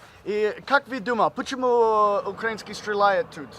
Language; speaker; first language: Russian; non-native, learner; English